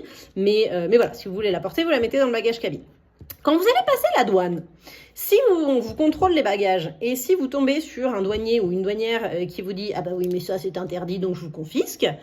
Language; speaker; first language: French; native; French